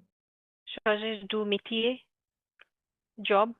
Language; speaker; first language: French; non-native, learner; Bangla